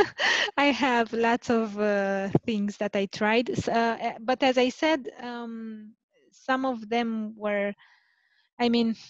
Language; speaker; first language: English; non-native, fluent; Romanian